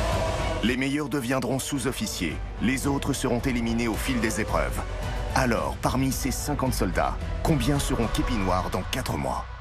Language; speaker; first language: French; native; French